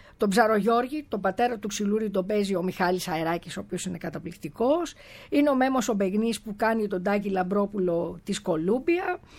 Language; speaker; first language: Greek; early bilingual, other home language; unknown